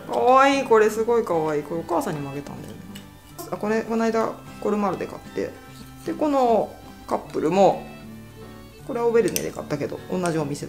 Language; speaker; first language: Japanese; native; Japanese